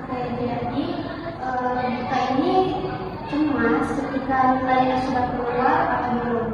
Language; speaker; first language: Indonesian; native; Indonesian